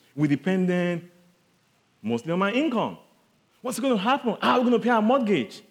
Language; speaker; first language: English; non-native, local second language; Yoruba